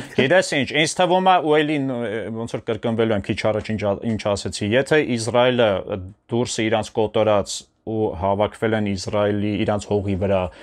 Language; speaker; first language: Armenian; native; Armenian